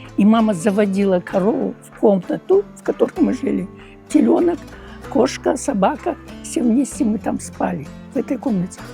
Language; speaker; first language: Russian; non-native, local second language; Uyghur